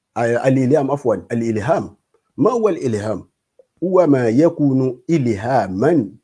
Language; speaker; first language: Arabic; non-native, fluent; Yoruba